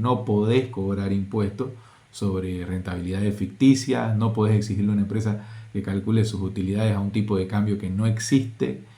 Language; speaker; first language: Spanish; native; Spanish